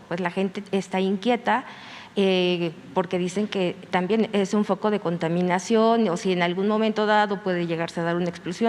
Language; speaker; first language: Spanish; native; Spanish